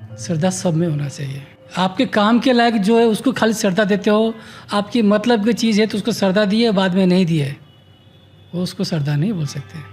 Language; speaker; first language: Hindi; non-native, local second language; Bhojpuri